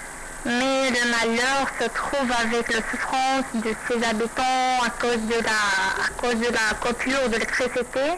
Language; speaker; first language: French; non-native, learner; Arabic